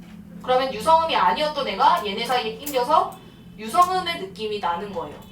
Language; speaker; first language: Korean; native; Korean